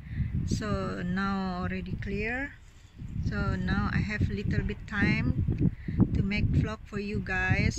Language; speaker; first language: English; non-native, learner; Indonesian